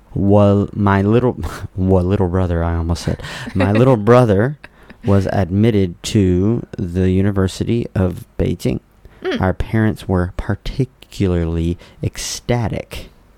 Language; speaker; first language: English; native; English